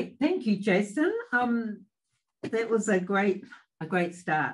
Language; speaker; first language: English; native; English